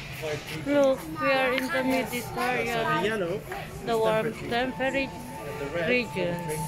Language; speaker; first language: English; non-native, learner; Filipino